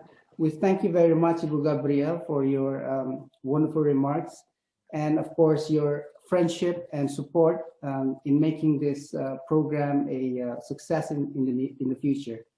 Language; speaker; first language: English; non-native, fluent; Indonesian